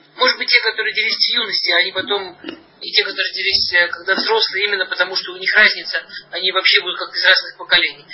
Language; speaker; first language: Russian; early bilingual, heritage; Russian